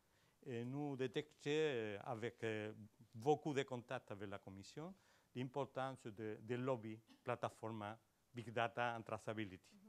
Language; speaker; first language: French; non-native, learner; Spanish